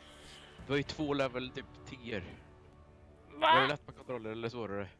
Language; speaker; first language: Swedish; native; Swedish